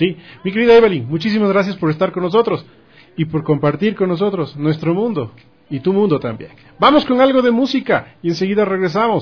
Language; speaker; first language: Spanish; native; Spanish